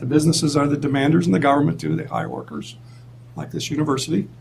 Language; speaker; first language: English; native; English